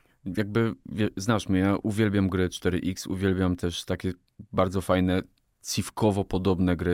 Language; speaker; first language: Polish; native; Polish